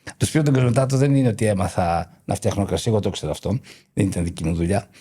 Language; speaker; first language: Greek; native; Greek